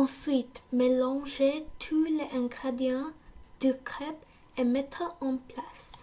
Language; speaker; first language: French; non-native, learner; English